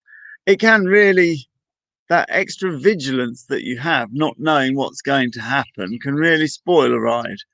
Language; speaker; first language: English; native; English